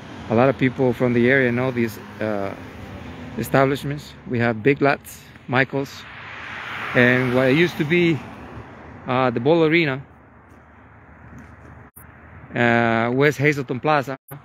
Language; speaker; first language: English; non-native, fluent; Spanish